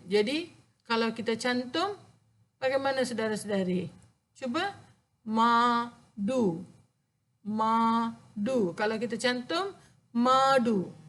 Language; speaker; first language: Malay; non-native, local second language; Tamil